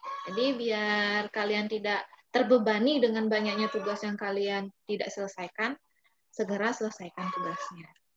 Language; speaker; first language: Indonesian; non-native, local second language; Balinese